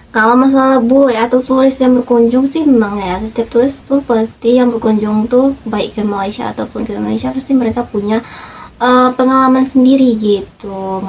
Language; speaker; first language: Indonesian; native; Indonesian